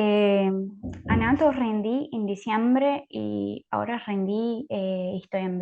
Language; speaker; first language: Spanish; native; Spanish